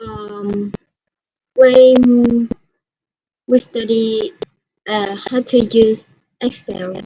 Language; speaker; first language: English; non-native, learner; Vietnamese